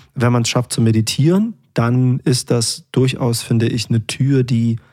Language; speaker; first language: German; native; German